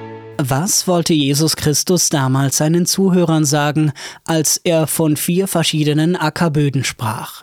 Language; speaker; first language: German; native; German